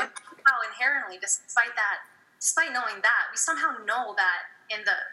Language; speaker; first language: English; native; English